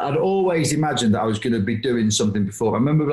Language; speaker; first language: English; native; English